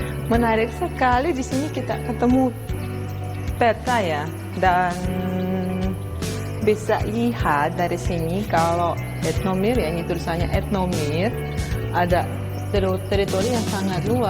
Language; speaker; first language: Indonesian; non-native, fluent; Russian